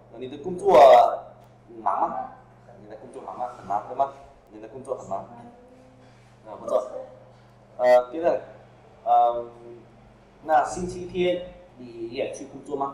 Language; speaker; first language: Chinese; non-native, fluent; Vietnamese